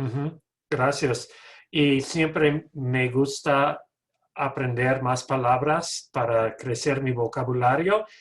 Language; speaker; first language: Spanish; non-native, fluent; English